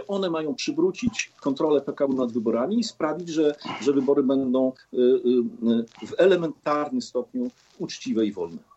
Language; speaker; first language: Polish; native; Polish